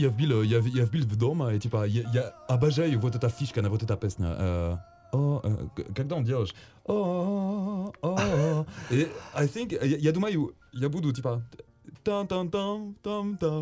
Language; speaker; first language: Russian; non-native, learner; French